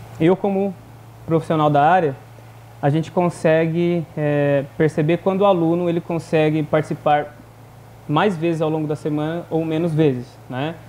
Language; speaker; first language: Portuguese; native; Portuguese